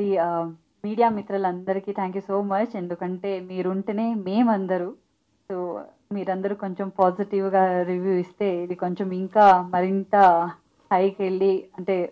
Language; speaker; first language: Telugu; non-native, local second language; Hindi